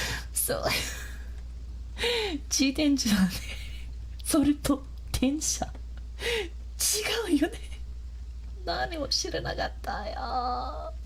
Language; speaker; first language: Japanese; non-native, learner; English